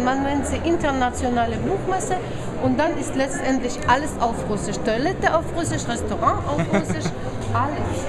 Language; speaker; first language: German; non-native, fluent; Russian